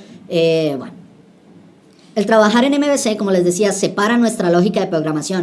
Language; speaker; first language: Spanish; native; Spanish